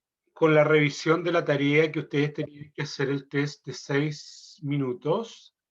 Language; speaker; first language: Spanish; native; Spanish